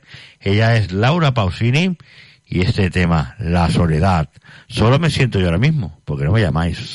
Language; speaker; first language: Spanish; native; Spanish